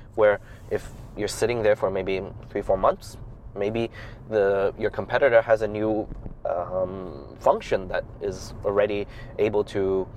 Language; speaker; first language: English; non-native, local second language; Cantonese